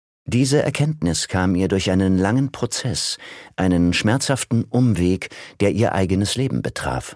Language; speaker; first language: German; native; German